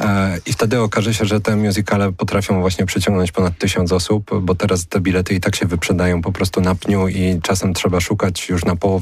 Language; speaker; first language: Polish; native; Polish